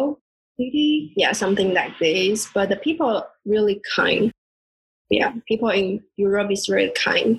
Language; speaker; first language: English; non-native, learner; Chinese